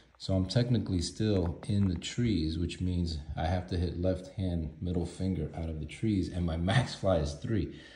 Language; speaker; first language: English; native; English